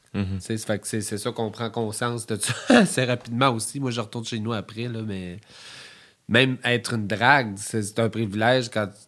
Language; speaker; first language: French; native; French